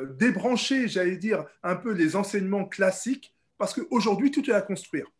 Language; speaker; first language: French; native; French